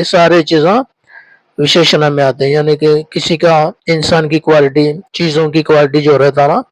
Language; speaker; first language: Hindi; non-native, local second language; Telugu